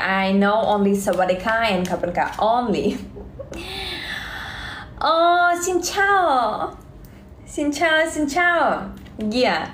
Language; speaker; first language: English; non-native, learner; Russian